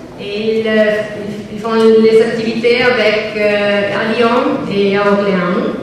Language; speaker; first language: French; non-native, learner; Italian